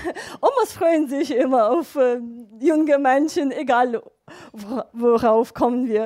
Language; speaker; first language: German; non-native, fluent; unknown